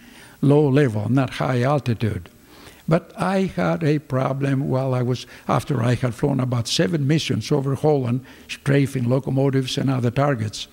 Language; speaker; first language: English; non-native, fluent; Greek